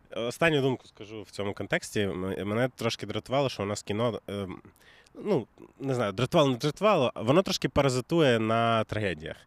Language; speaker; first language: Ukrainian; native; Ukrainian